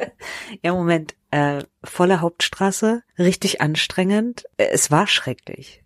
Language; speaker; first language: German; native; German